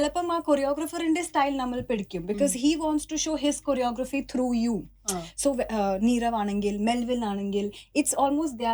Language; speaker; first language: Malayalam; early bilingual, heritage; Malayalam